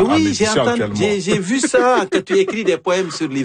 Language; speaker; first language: French; native; French